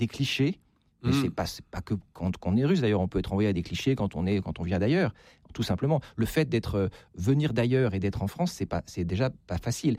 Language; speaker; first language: French; native; French